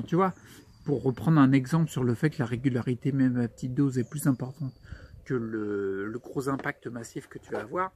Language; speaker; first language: French; native; French